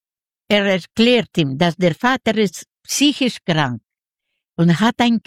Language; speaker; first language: German; non-native, learner; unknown